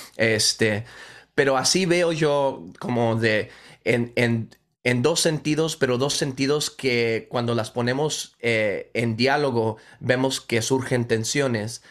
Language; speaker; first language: Spanish; early bilingual, heritage; Spanish